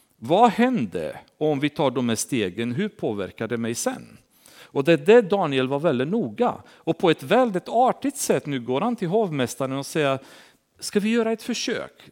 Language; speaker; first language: Swedish; non-native, fluent; Romanian